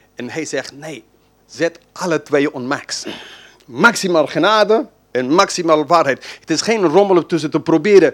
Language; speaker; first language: Dutch; non-native, fluent; English